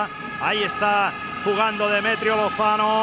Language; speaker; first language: Spanish; native; Spanish